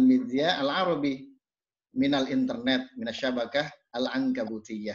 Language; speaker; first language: Arabic; non-native, fluent; Indonesian